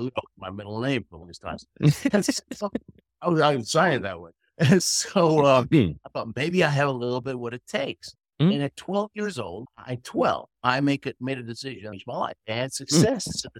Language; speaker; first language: English; early bilingual, other home language; Spanish